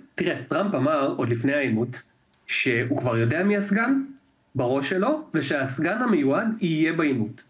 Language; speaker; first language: Hebrew; native; Hebrew